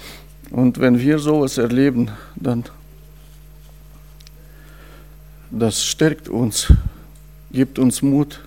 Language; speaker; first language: German; non-native, fluent; Russian